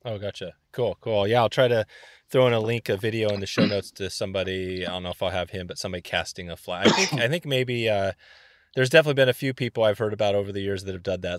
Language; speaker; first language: English; native; English